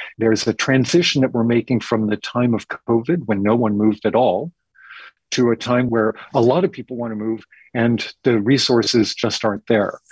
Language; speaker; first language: English; native; English